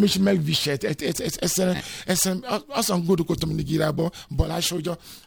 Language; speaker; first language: Hungarian; non-native, fluent; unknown